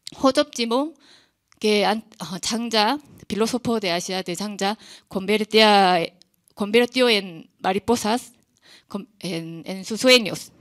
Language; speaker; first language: Spanish; non-native, learner; Korean